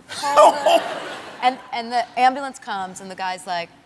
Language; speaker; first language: English; native; English